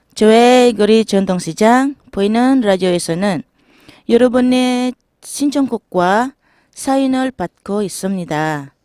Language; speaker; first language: Korean; non-native, learner; Filipino